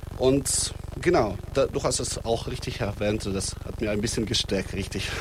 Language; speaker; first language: German; non-native, fluent; Russian